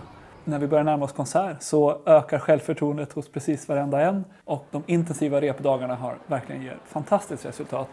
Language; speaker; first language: Swedish; native; Swedish